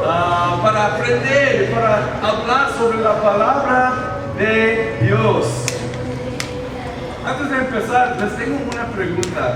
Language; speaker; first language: Spanish; early bilingual, heritage; Spanish